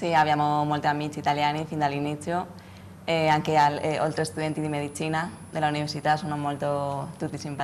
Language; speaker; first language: Italian; non-native, learner; Spanish